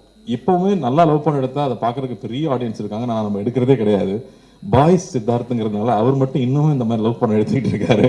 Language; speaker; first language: Tamil; native; Tamil